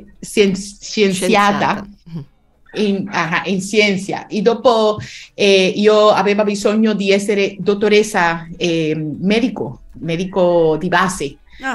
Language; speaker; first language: Italian; non-native, learner; Spanish